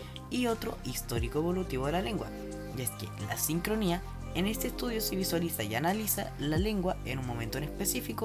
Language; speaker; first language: Spanish; native; Spanish